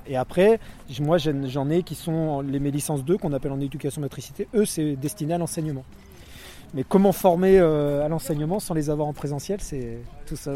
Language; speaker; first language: French; native; French